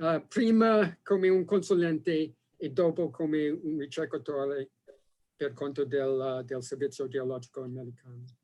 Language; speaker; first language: Italian; non-native, fluent; English